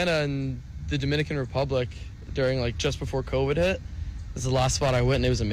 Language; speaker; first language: English; native; English